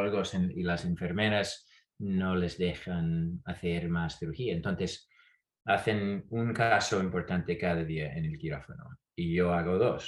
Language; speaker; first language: Spanish; non-native, fluent; English